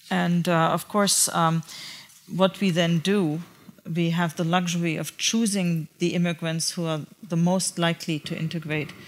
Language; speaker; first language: English; non-native, fluent; German